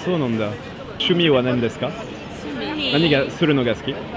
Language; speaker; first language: Japanese; non-native, fluent; French